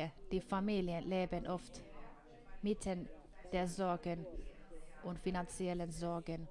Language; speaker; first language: German; non-native, fluent; Finnish